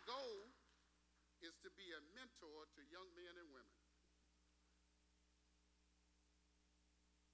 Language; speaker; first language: English; native; English